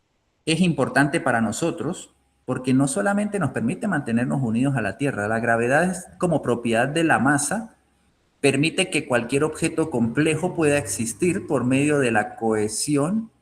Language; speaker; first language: Spanish; native; Spanish